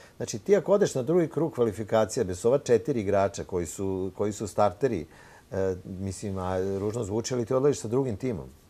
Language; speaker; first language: Serbian; native; Serbian